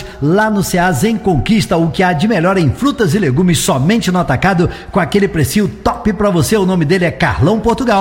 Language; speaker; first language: Portuguese; native; Portuguese